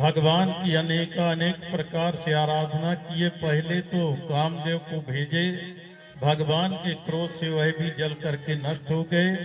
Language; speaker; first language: Hindi; native; Hindi